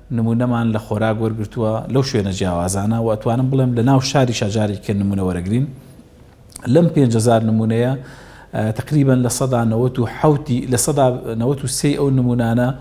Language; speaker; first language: Central Kurdish; native; Central Kurdish